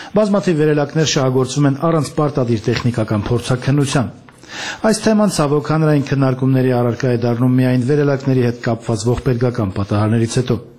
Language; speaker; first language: Armenian; native; Armenian